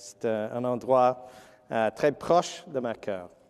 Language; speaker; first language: French; non-native, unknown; English